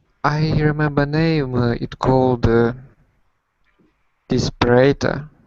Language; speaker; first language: English; non-native, learner; Russian